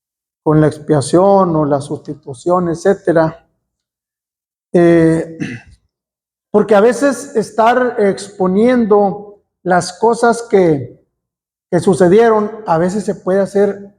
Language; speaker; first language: Spanish; native; Spanish